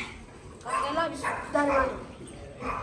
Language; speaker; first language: Indonesian; non-native, local second language; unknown